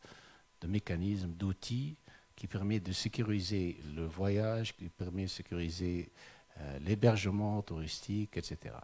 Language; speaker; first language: French; non-native, local second language; Arabic